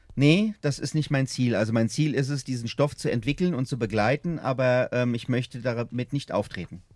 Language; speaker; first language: German; native; German